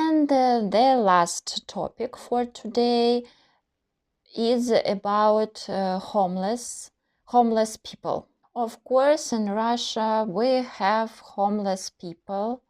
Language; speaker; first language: English; non-native, learner; Russian